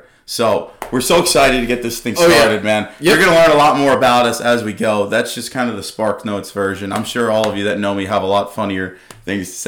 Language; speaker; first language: English; native; English